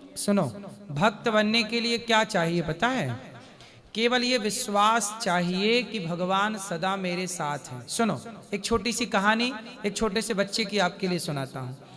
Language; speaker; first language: Hindi; native; Hindi